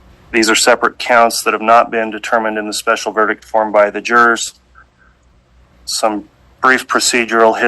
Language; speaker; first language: English; native; English